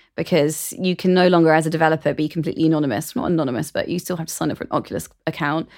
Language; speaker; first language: English; native; English